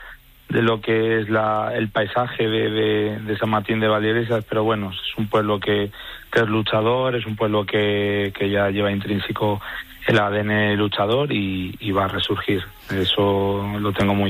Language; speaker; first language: Spanish; native; Spanish